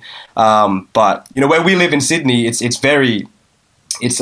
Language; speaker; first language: English; native; English